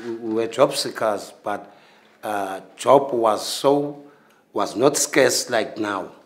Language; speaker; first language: English; non-native, local second language; Xhosa